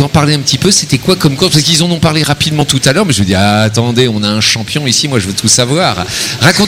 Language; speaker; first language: French; native; French